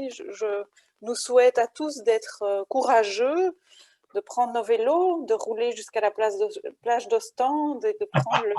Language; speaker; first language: French; native; French